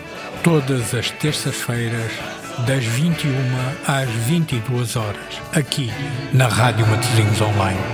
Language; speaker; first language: Portuguese; native; Portuguese